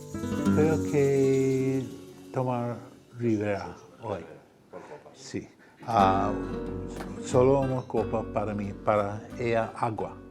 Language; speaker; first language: Spanish; non-native, learner; English